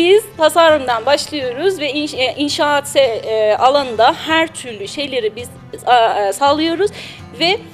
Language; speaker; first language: Turkish; non-native, learner; Persian